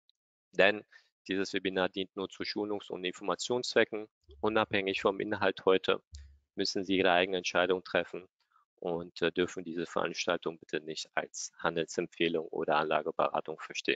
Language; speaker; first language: German; native; German